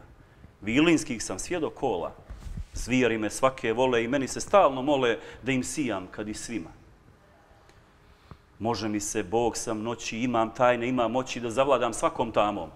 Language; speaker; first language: Serbian; native; Serbian